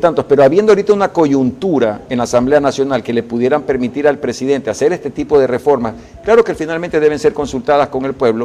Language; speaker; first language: Spanish; native; Spanish